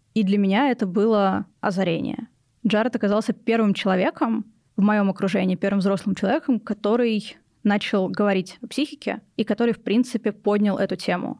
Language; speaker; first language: Russian; native; Russian